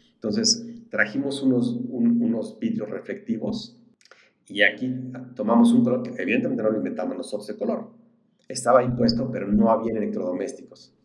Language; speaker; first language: Spanish; native; Spanish